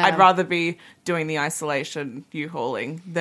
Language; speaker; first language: English; native; English